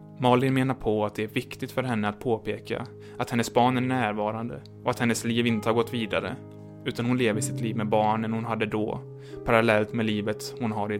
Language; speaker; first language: Swedish; native; Swedish